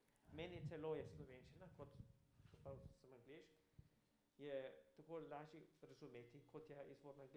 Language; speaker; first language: Slovenian; non-native, learner; English